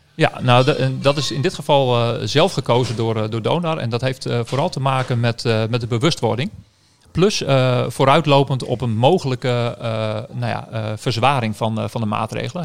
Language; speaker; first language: Dutch; native; Dutch